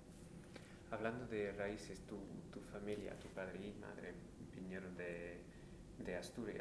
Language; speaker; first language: Spanish; non-native, fluent; English